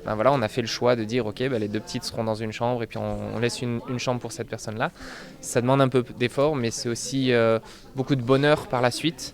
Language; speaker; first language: French; native; French